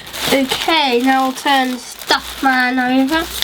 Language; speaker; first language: English; native; English